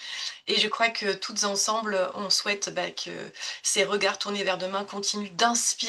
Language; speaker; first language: French; native; French